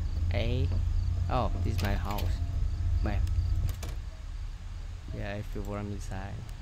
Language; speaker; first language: English; non-native, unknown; Vietnamese